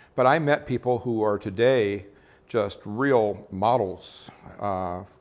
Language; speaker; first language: English; native; English